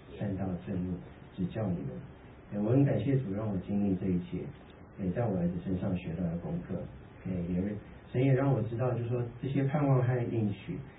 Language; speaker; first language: Chinese; early bilingual, heritage; Chinese